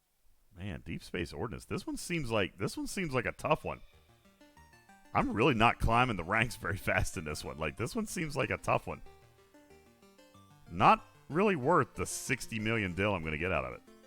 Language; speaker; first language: English; native; English